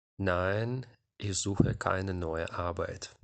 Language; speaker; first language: German; non-native, fluent; Ukrainian